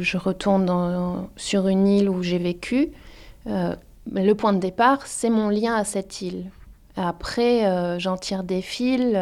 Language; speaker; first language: French; native; French